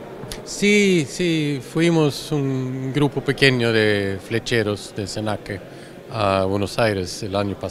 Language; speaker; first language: Spanish; non-native, learner; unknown